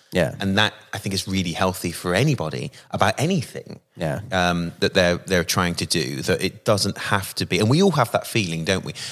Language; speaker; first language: English; native; English